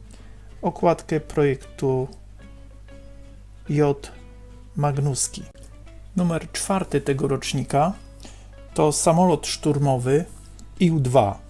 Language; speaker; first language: Polish; native; Polish